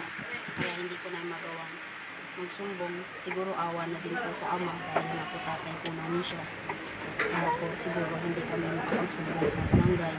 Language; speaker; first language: Filipino; native; Filipino